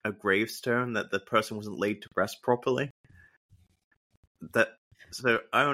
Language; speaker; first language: English; native; English